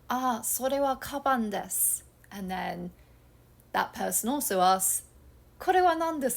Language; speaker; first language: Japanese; non-native, fluent; English